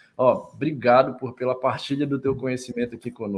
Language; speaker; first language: Portuguese; native; Portuguese